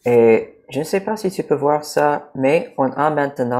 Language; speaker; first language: French; non-native, learner; English